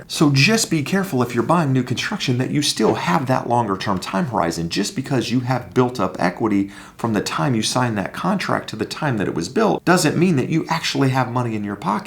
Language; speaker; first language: English; native; English